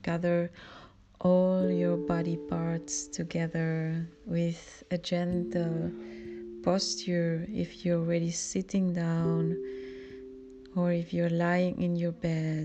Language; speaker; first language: English; non-native, fluent; Spanish